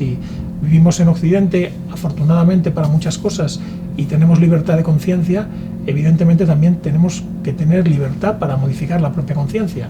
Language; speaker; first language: Spanish; native; Spanish